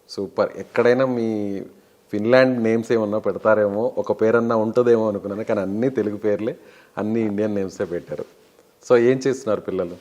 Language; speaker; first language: Telugu; native; Telugu